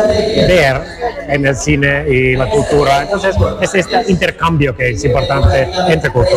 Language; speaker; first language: Spanish; non-native, learner; Finnish